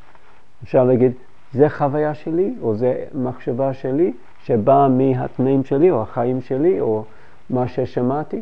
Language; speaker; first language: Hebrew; non-native, fluent; English